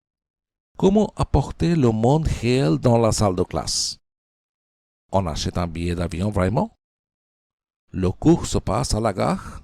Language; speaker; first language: French; non-native, fluent; Bangla